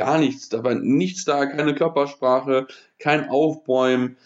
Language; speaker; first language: German; native; German